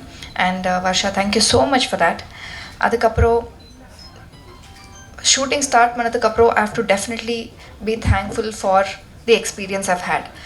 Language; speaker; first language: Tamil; non-native, learner; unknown